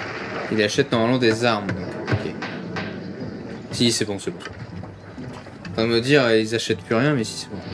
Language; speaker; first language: French; native; French